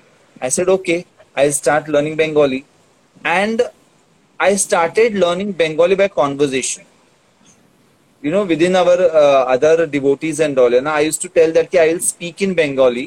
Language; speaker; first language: English; non-native, local second language; Tulu